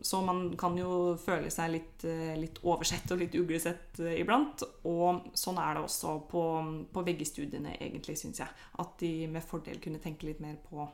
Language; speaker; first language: Norwegian; native; Norwegian